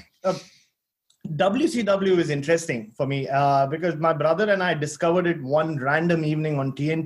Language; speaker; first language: English; non-native, local second language; Tamil